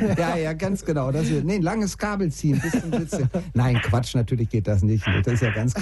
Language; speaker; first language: German; native; German